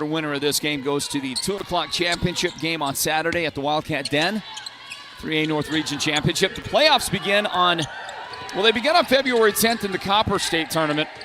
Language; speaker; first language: English; native; English